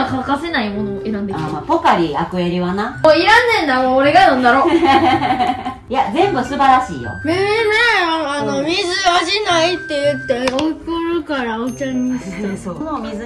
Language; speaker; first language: Japanese; native; Japanese